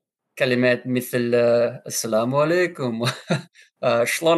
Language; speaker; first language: Arabic; non-native, learner; English